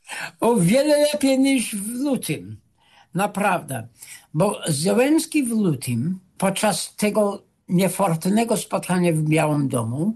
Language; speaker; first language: Polish; non-native, fluent; English